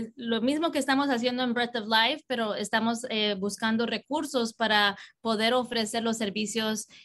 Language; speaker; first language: Spanish; early bilingual, heritage; Spanish